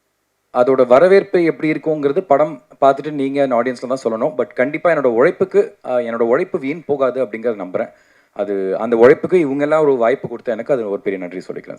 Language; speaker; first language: Tamil; native; Tamil